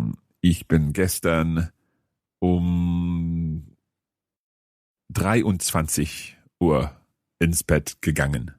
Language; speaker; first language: German; non-native, fluent; English